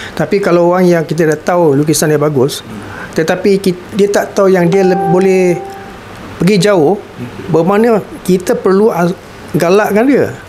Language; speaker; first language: Malay; native; Malay